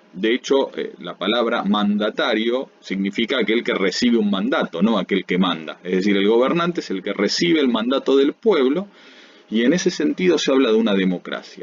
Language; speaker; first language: Spanish; native; Spanish